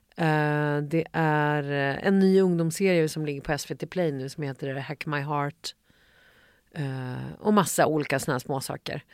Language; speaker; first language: Swedish; native; Swedish